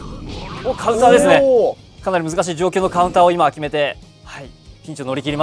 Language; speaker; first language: Japanese; native; Japanese